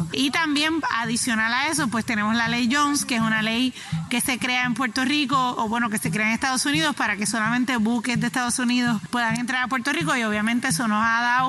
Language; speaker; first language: Spanish; native; Spanish